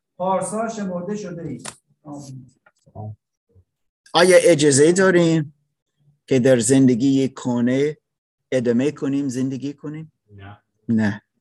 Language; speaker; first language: Persian; non-native, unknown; English